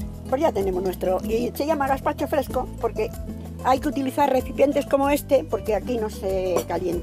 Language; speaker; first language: Spanish; native; Spanish